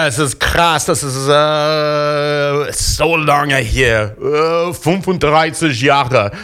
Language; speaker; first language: German; non-native, fluent; English